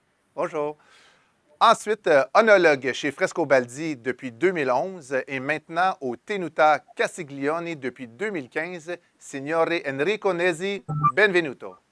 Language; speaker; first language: French; native; French